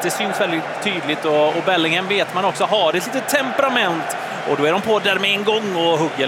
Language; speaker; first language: Swedish; native; Swedish